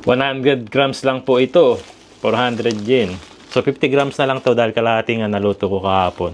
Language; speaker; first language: Filipino; native; Filipino